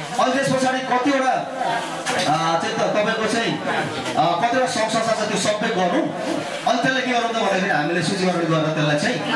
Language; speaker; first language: Nepali; non-native, local second language; Limbu